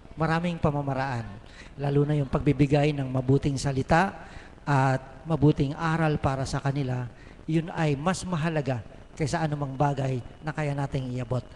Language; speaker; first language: Filipino; native; Filipino